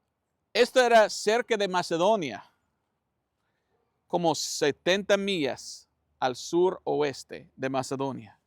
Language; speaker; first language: Spanish; non-native, fluent; English